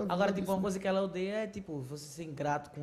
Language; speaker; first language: Portuguese; native; Portuguese